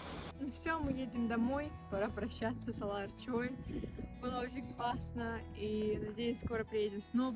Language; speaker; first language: Russian; native; Russian